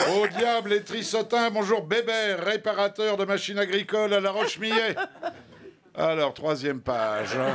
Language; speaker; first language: French; native; French